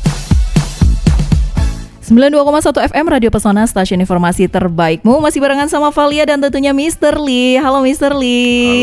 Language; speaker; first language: Indonesian; native; Indonesian